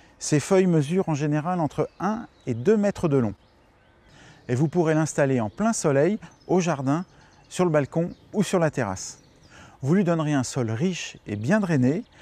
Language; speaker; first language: French; native; French